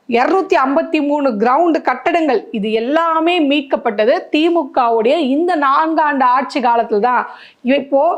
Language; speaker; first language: Tamil; native; Tamil